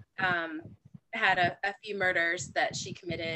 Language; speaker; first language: English; native; English